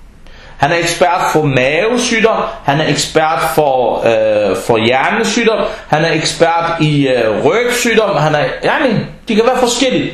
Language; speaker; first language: Danish; non-native, fluent; Arabic